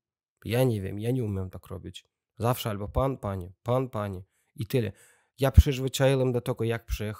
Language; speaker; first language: Polish; non-native, learner; Russian